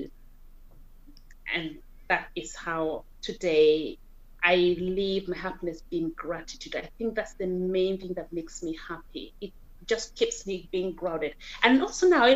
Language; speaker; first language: English; non-native, local second language; Kikuyu